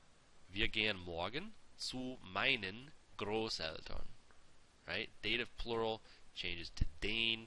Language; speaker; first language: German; non-native, fluent; English